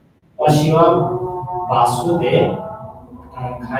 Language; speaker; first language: Japanese; non-native, learner; Bangla